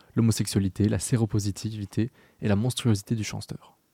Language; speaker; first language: French; native; French